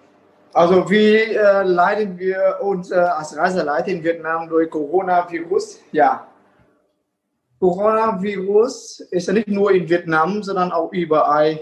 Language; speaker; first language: German; non-native, fluent; Vietnamese